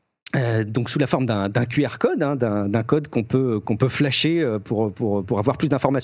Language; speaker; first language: French; native; French